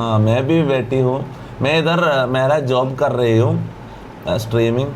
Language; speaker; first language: Hindi; non-native, local second language; Malayalam